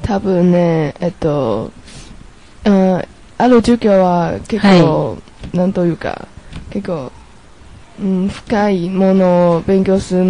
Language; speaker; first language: Japanese; non-native, learner; Chinese